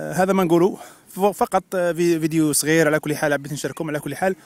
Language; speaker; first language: Arabic; native; Arabic